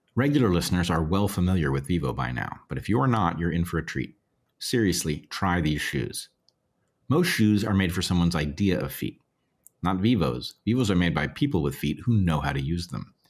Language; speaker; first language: English; native; English